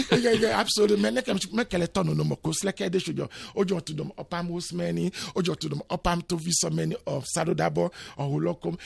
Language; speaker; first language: Hungarian; non-native, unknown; Yoruba